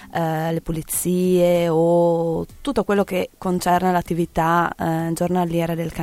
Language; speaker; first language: Italian; native; Italian